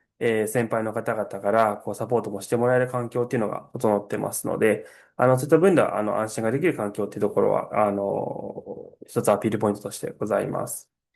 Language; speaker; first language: Japanese; native; Japanese